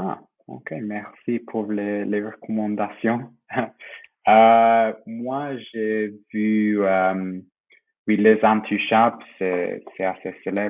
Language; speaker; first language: French; non-native, fluent; English